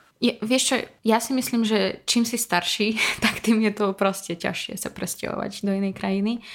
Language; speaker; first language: Slovak; non-native, fluent; Russian